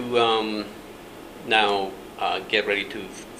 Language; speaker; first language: English; non-native, fluent; Spanish